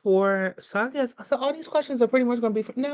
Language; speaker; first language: English; native; English